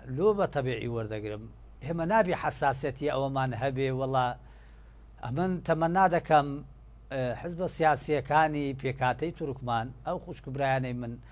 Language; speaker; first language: Central Kurdish; non-native, local second language; Turkish